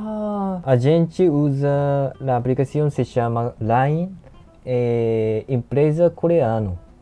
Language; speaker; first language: Portuguese; non-native, learner; Japanese